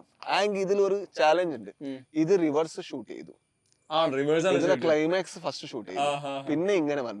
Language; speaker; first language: Malayalam; non-native, learner; Kannada